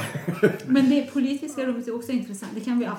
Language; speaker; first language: Swedish; non-native, fluent; Persian